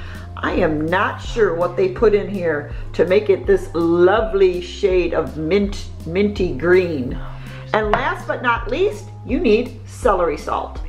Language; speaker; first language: English; native; English